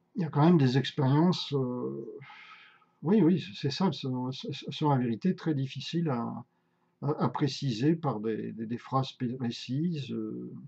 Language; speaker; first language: French; native; French